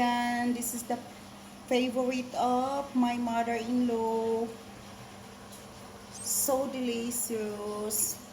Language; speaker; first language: English; non-native, local second language; Cebuano